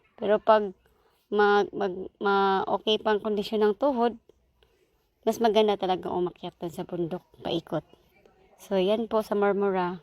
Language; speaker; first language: Filipino; non-native, local second language; Cebuano